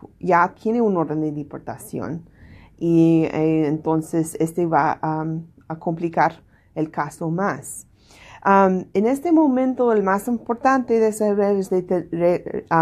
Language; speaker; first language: Spanish; non-native, learner; English